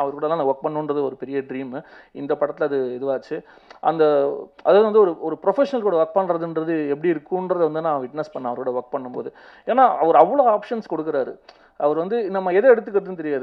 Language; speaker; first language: Tamil; native; Tamil